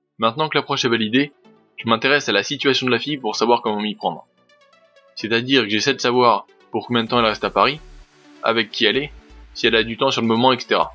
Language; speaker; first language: French; native; French